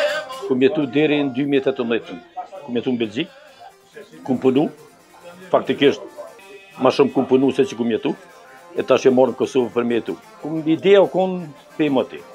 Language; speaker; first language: Albanian; native; Albanian